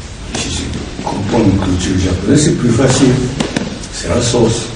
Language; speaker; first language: French; non-native, learner; Japanese